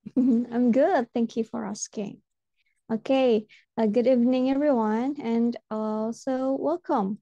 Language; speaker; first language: English; non-native, fluent; Indonesian